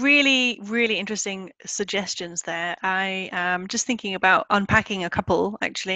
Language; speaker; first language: English; native; English